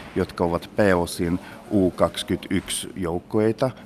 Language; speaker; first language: Finnish; non-native, fluent; Hungarian